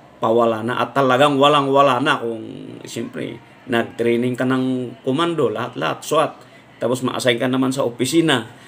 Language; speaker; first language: Filipino; non-native, local second language; Iloko